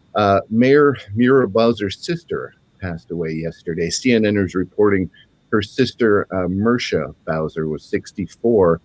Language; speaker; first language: English; native; English